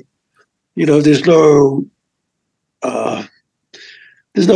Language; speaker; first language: English; native; English